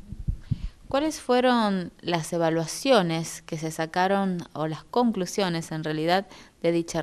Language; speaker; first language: Spanish; native; Spanish